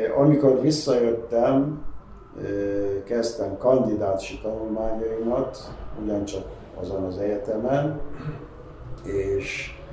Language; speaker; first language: Hungarian; non-native, fluent; Arabic